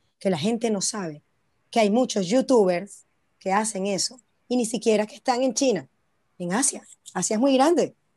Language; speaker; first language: Spanish; native; Spanish